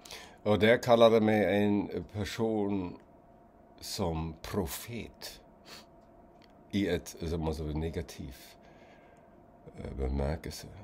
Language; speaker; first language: Swedish; non-native, fluent; German